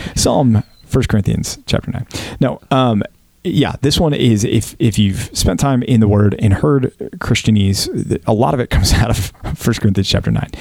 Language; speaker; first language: English; native; English